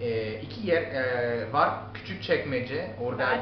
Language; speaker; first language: Turkish; non-native, learner; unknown